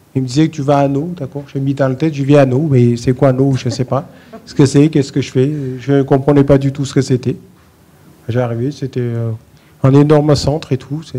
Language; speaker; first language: French; non-native, fluent; Armenian